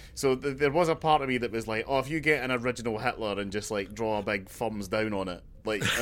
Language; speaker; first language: English; native; English